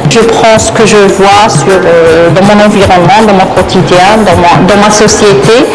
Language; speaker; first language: French; non-native, local second language; Arabic